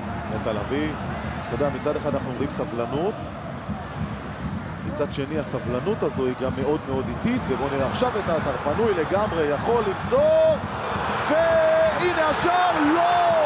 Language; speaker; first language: Hebrew; native; Hebrew